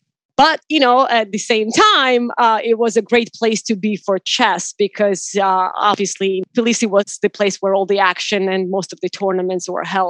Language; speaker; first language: English; non-native, fluent; Georgian